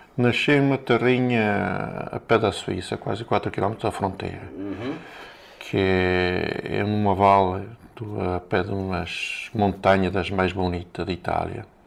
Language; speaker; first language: Portuguese; non-native, learner; Italian